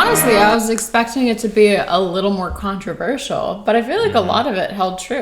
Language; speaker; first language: English; native; English